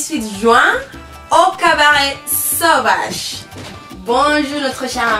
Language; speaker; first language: French; non-native, fluent; Spanish